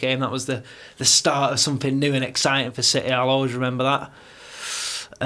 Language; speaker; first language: English; native; English